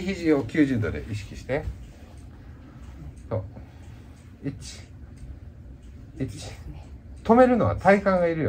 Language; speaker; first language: Japanese; native; Japanese